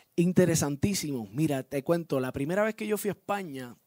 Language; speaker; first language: Spanish; native; Spanish